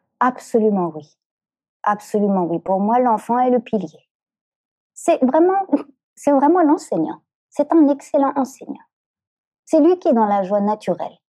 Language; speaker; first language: French; native; French